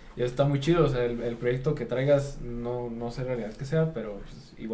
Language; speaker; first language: Spanish; native; Spanish